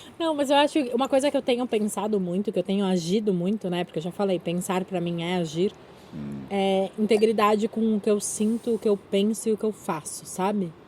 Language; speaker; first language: Portuguese; native; Portuguese